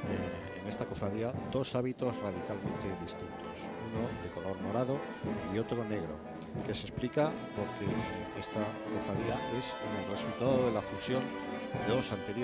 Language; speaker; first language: Spanish; native; Spanish